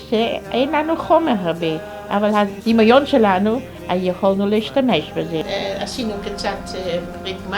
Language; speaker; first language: Hebrew; non-native, fluent; German